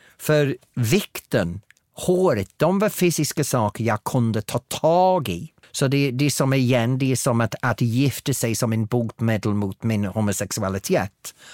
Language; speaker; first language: Swedish; non-native, fluent; English